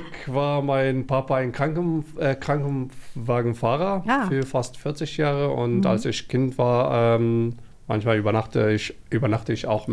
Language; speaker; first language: German; non-native, learner; Somali